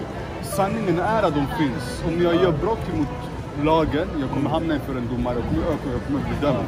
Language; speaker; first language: Swedish; non-native, fluent; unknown